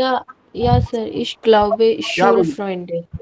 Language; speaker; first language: German; non-native, learner; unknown